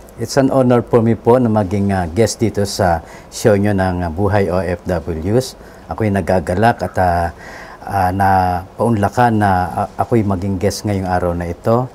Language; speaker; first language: Filipino; non-native, local second language; Bikol